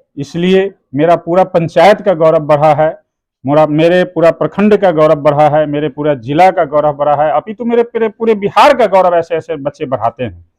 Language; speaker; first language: Hindi; native; Hindi